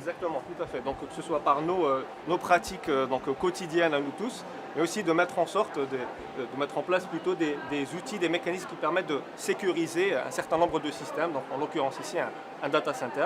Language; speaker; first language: French; native; French